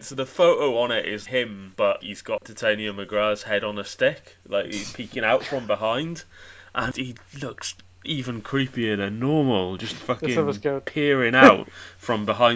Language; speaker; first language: English; native; English